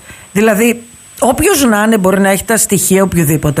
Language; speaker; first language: Greek; native; Greek